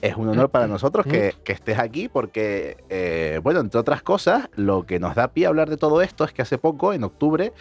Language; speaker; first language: Spanish; native; Spanish